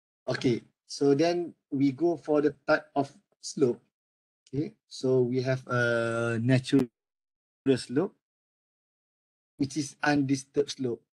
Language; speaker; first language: English; non-native, local second language; Malay